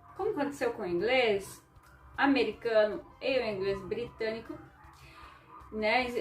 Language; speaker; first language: Portuguese; non-native, local second language; Ukrainian